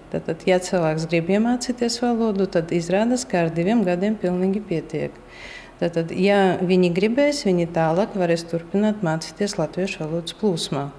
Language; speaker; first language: Latvian; non-native, local second language; Russian